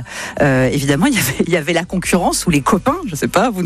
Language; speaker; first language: French; native; French